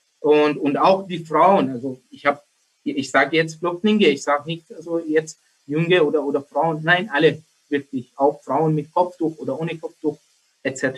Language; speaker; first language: German; non-native, learner; Arabic